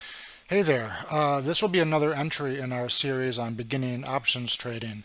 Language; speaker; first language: English; native; English